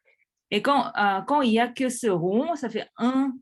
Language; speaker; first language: French; early bilingual, other home language; Korean